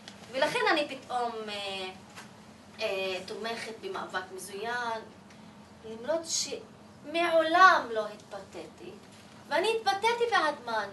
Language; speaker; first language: Hebrew; non-native, local second language; Arabic